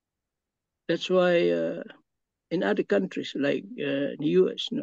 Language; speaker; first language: English; non-native, local second language; Filipino